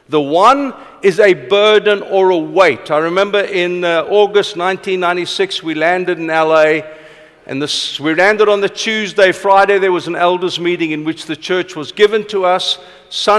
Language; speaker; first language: English; non-native, local second language; Afrikaans